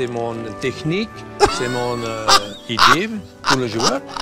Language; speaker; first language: French; non-native, learner; Dutch